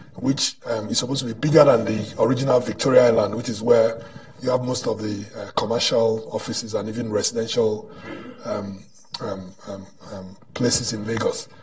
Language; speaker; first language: English; non-native, local second language; Igbo